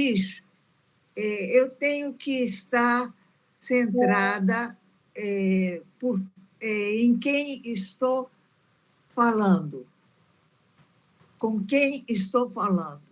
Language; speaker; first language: Portuguese; early bilingual, other home language; Italian